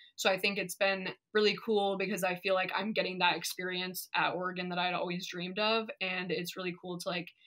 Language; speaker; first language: English; native; English